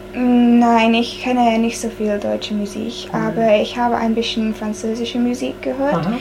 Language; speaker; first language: German; non-native, learner; English